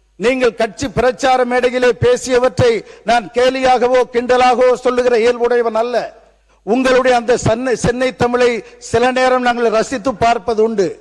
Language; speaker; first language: Tamil; native; Tamil